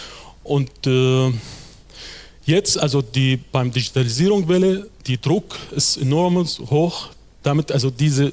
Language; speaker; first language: German; non-native, fluent; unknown